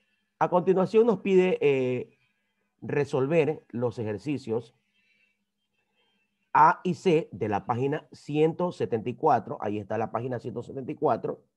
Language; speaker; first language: Spanish; native; Spanish